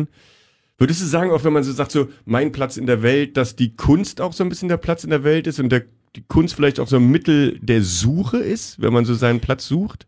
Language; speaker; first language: German; native; German